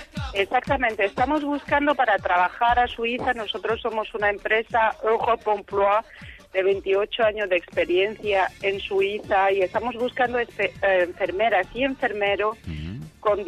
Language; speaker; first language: Spanish; non-native, fluent; French